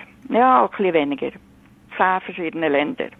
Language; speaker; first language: German; non-native, fluent; Norwegian